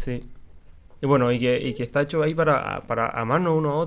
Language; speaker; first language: Spanish; native; Spanish